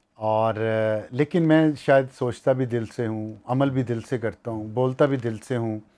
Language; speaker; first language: Urdu; non-native, local second language; Punjabi